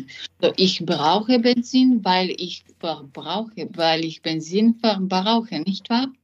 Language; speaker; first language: German; non-native, learner; French